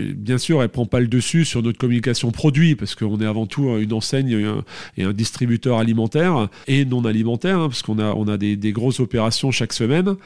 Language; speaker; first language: French; native; French